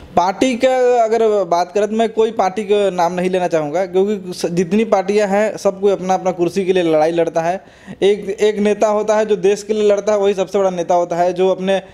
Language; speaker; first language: Hindi; native; Hindi